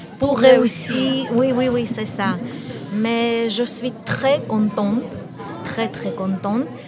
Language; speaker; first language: French; non-native, learner; Armenian